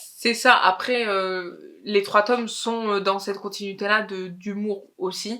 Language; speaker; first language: French; native; French